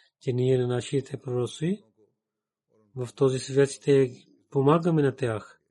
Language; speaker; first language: Bulgarian; non-native, learner; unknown